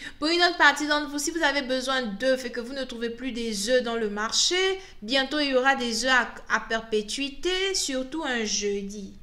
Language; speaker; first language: French; native; French